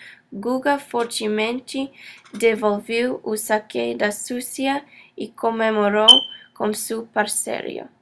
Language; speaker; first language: Portuguese; non-native, learner; English